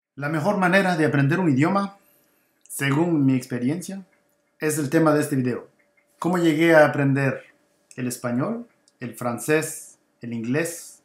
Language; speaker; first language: Spanish; native; Spanish